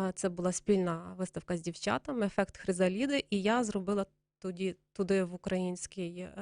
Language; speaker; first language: Ukrainian; native; Ukrainian